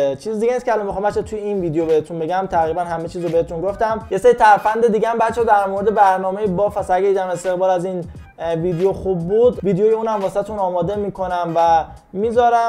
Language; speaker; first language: Persian; native; Persian